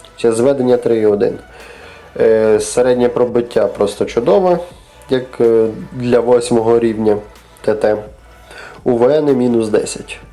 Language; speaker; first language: Ukrainian; native; Ukrainian